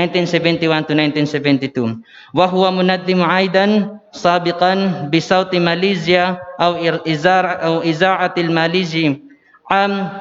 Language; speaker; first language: Arabic; non-native, fluent; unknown